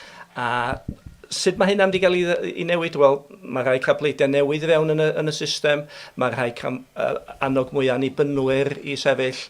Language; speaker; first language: Welsh; native; Welsh